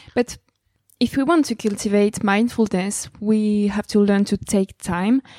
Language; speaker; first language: English; non-native, fluent; French